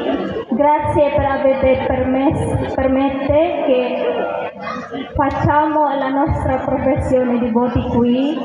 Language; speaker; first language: Italian; non-native, learner; Indonesian